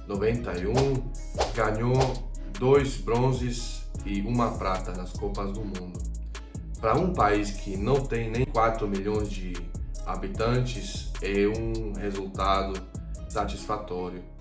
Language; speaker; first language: Portuguese; non-native, fluent; Croatian